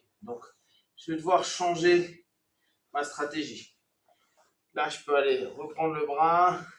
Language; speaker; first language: French; native; French